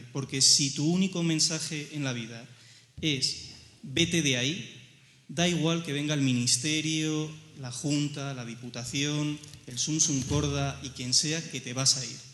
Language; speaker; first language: Spanish; native; Spanish